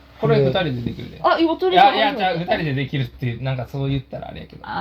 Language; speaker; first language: Japanese; native; Japanese